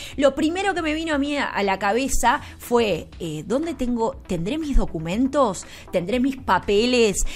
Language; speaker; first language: Spanish; native; Spanish